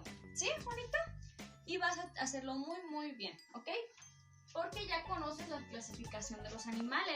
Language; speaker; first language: Spanish; native; Spanish